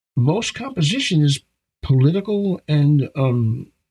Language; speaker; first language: English; native; English